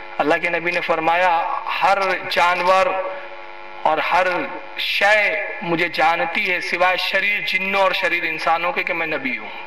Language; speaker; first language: Urdu; native; Urdu